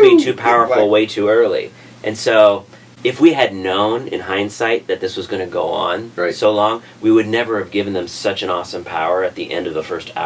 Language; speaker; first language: English; native; English